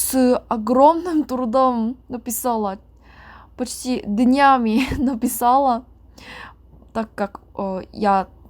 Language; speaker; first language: Russian; non-native, learner; Korean